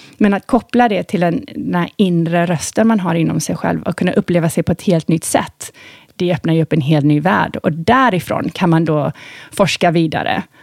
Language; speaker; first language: Swedish; early bilingual, heritage; Swedish